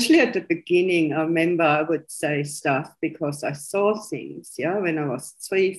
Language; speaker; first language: English; non-native, fluent; German